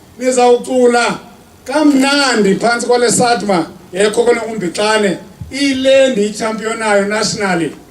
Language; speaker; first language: Xhosa; native; Xhosa